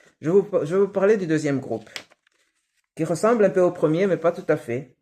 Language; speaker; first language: French; non-native, local second language; Kinyarwanda